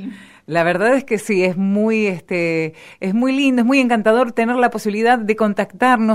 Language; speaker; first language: Spanish; native; Spanish